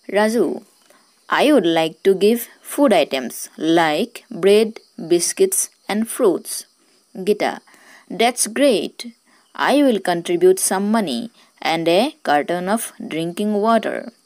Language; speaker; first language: English; non-native, local second language; Assamese